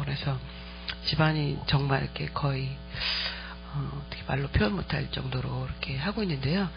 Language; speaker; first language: Korean; native; Korean